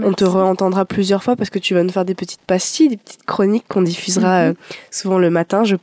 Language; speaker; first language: French; native; French